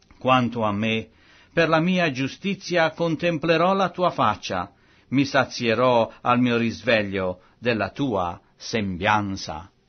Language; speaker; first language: Italian; non-native, fluent; French